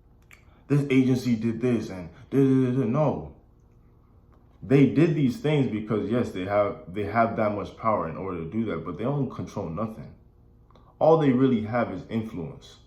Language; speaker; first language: English; native; English